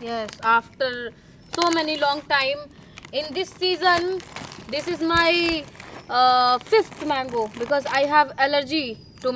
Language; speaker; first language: English; non-native, learner; Hindi